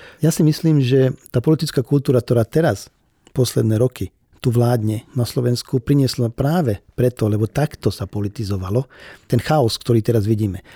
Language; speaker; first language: Slovak; non-native, local second language; Hungarian